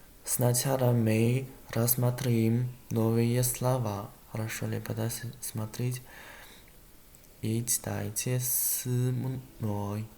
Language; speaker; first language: Russian; non-native, learner; Chinese